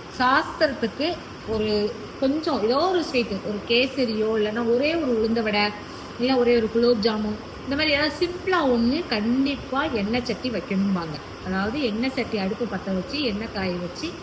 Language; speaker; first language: Tamil; native; Tamil